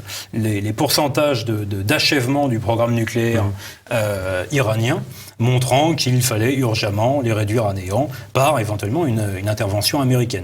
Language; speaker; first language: French; native; French